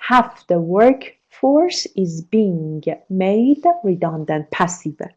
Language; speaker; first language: English; non-native, fluent; Persian